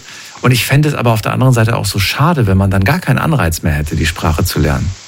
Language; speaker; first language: German; native; German